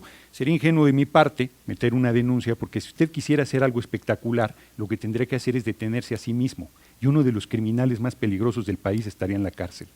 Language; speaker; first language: Spanish; native; Spanish